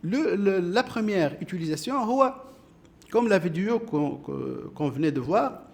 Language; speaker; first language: French; non-native, local second language; Arabic